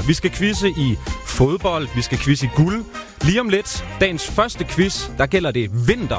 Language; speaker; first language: Danish; native; Danish